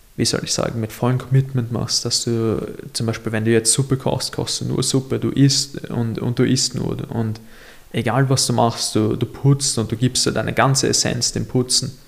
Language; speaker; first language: German; native; German